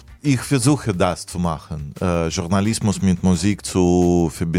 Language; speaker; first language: German; non-native, fluent; Russian